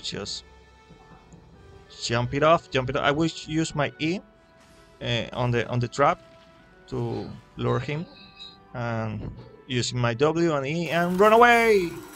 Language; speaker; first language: English; non-native, learner; Spanish